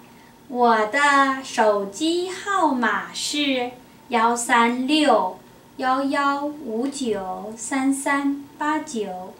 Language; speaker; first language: Chinese; non-native, learner; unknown